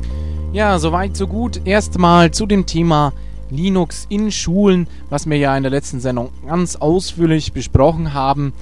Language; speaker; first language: German; native; German